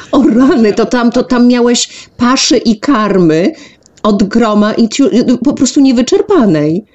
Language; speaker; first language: Polish; native; Polish